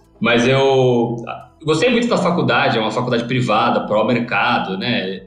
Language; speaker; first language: Portuguese; early bilingual, other home language; English